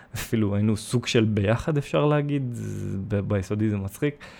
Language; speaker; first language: Hebrew; early bilingual, other home language; Russian